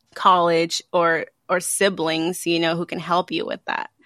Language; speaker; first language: English; early bilingual, other home language; Spanish